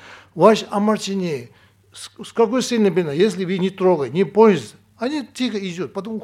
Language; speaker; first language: Russian; non-native, learner; Tibetan